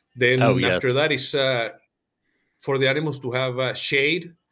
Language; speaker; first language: English; non-native, fluent; Spanish